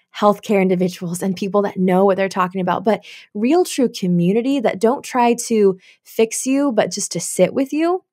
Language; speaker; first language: English; native; English